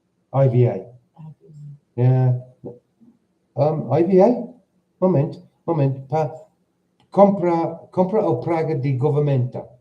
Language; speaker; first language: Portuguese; non-native, learner; English